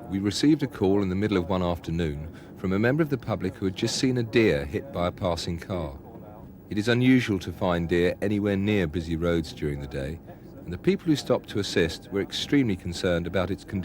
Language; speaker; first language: English; native; English